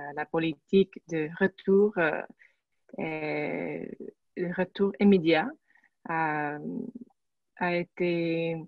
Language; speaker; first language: French; non-native, learner; English